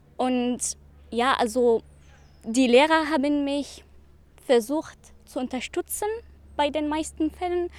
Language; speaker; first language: German; non-native, fluent; Arabic